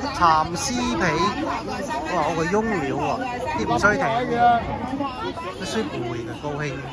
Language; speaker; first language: Chinese; native; Chinese